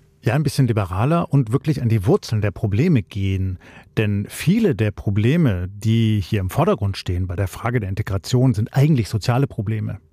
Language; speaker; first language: German; native; German